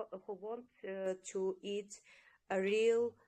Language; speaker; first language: English; non-native, learner; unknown